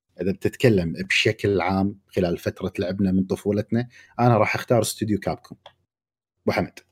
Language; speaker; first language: Arabic; native; Arabic